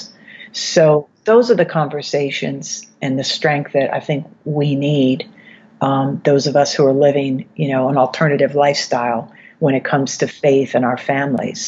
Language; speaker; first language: English; native; English